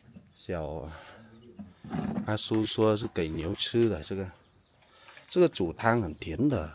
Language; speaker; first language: Chinese; non-native, learner; Vietnamese